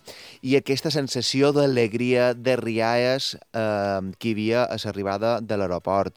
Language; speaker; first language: Catalan; native; Catalan